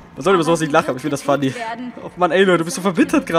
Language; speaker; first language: German; native; German